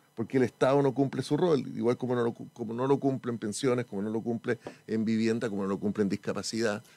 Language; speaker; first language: Spanish; native; Spanish